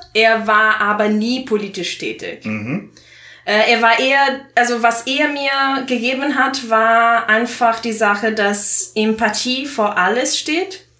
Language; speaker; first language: German; non-native, fluent; Italian